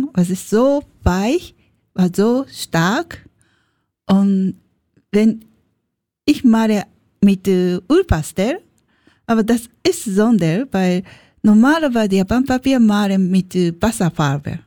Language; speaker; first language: German; non-native, learner; Japanese